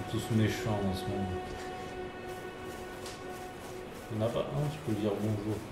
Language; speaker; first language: French; native; French